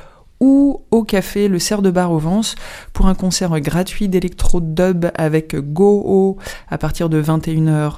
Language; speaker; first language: French; native; French